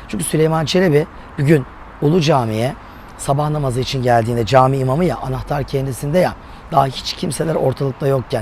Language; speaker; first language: Turkish; native; Turkish